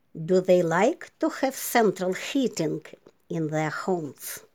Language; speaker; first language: English; non-native, fluent; Ukrainian